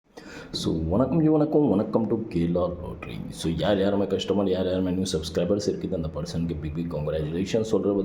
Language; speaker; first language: Tamil; non-native, learner; Kannada